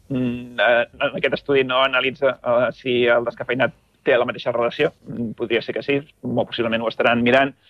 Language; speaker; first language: Catalan; native; Catalan